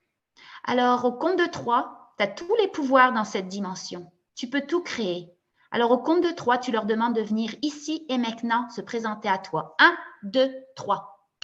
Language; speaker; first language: French; native; French